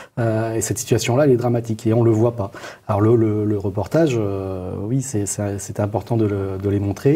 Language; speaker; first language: French; native; French